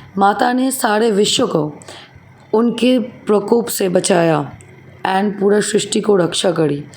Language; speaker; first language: Hindi; non-native, local second language; Bangla